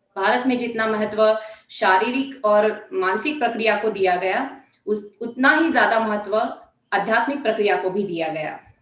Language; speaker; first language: Hindi; non-native, local second language; Marathi